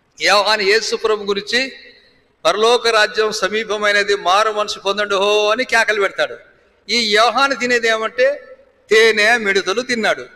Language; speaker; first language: Telugu; non-native, local second language; Lambadi